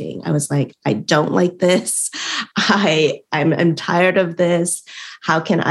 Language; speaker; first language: English; native; English